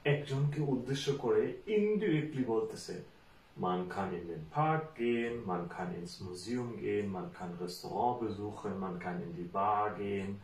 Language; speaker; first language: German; non-native, fluent; Bangla